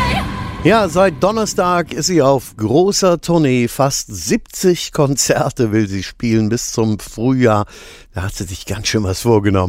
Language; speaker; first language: German; native; German